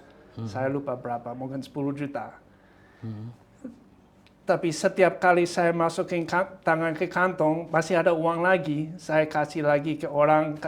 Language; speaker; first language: Indonesian; non-native, fluent; English